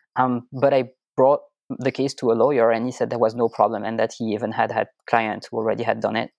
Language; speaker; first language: English; non-native, fluent; French